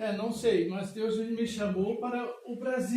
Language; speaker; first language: Portuguese; non-native, fluent; German